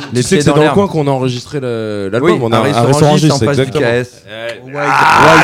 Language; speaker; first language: French; native; French